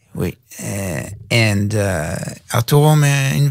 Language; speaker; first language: French; non-native, learner; Hebrew